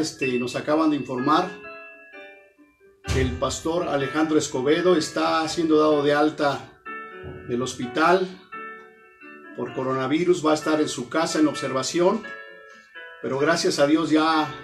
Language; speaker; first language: Spanish; native; Spanish